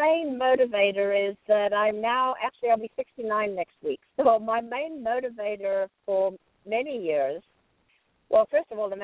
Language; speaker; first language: English; native; English